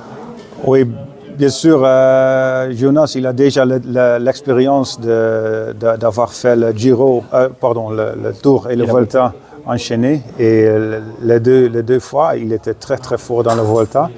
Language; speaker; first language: French; non-native, fluent; Dutch